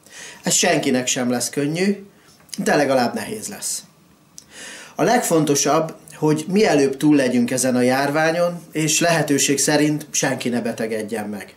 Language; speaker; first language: Hungarian; native; Hungarian